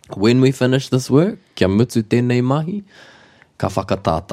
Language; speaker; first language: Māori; non-native, local second language; English